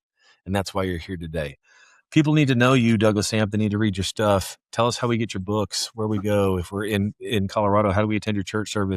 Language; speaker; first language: English; native; English